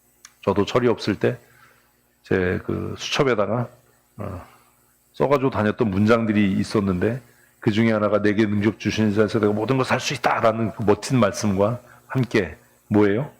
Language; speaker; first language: Korean; native; Korean